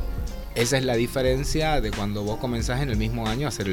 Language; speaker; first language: Spanish; native; Spanish